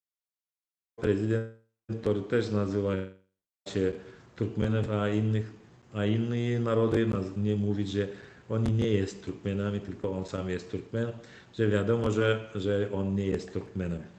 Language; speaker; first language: Polish; non-native, learner; Turkmen